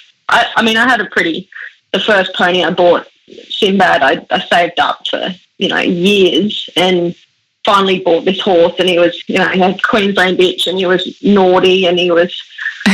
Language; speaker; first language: English; early bilingual, other home language; German